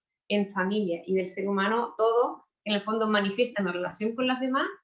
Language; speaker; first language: Spanish; native; Spanish